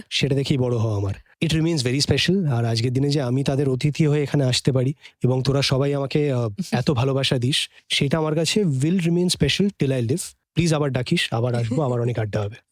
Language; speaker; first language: Bangla; native; Bangla